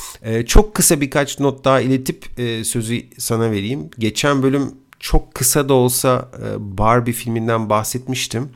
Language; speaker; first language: Turkish; native; Turkish